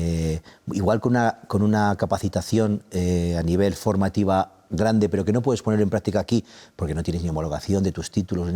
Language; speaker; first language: Spanish; native; Spanish